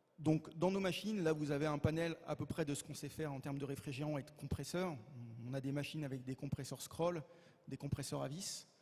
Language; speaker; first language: French; native; French